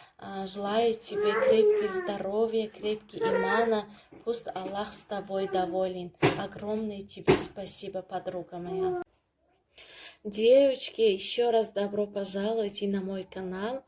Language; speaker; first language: Russian; non-native, learner; Tajik